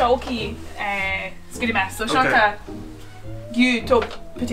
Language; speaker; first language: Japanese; non-native, learner; English